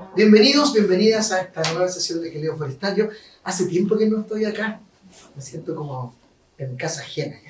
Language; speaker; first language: Spanish; native; Spanish